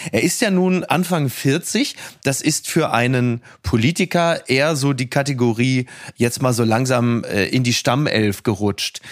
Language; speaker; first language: German; native; German